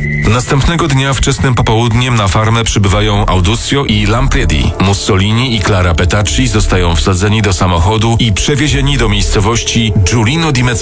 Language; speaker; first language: Polish; native; Polish